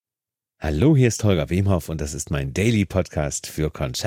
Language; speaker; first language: German; native; German